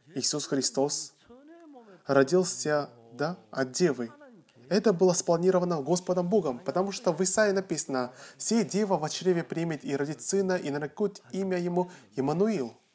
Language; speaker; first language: Russian; non-native, fluent; Korean